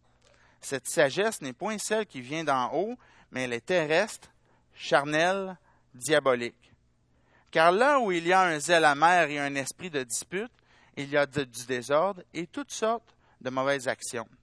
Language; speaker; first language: French; native; French